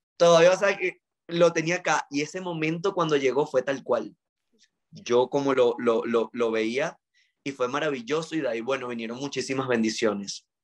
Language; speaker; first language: Spanish; native; Spanish